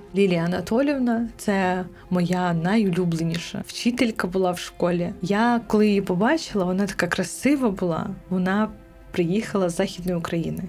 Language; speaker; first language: Ukrainian; non-native, local second language; Crimean Tatar